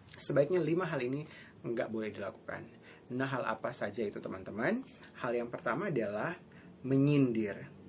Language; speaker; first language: Indonesian; native; Indonesian